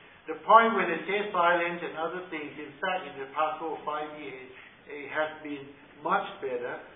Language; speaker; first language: English; non-native, fluent; Thai